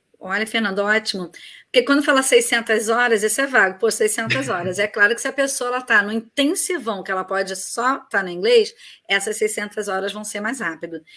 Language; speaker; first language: Portuguese; native; Portuguese